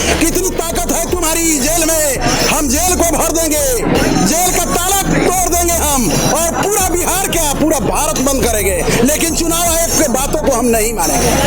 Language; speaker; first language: Hindi; native; Hindi